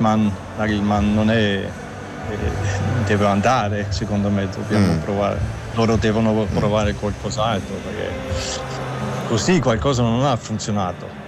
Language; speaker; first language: Italian; non-native, learner; German